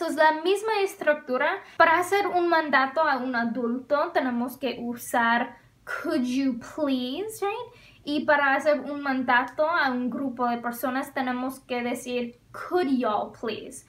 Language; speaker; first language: Spanish; non-native, fluent; English